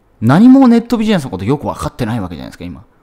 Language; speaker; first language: Japanese; native; Japanese